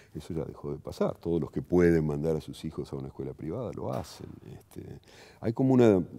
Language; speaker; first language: Spanish; native; Spanish